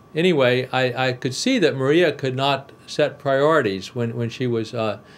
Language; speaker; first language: English; native; English